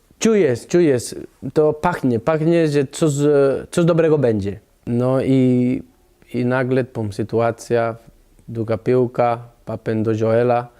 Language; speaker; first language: Polish; non-native, learner; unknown